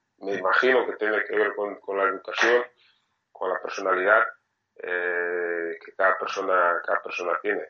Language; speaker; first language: Spanish; non-native, fluent; French